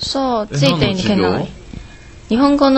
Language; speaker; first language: Japanese; non-native, learner; Chinese